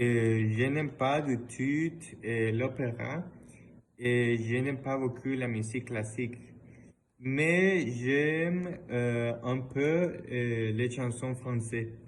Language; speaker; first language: French; non-native, learner; Spanish